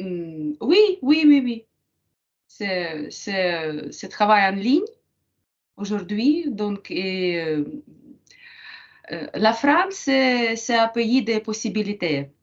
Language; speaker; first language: French; non-native, learner; Ukrainian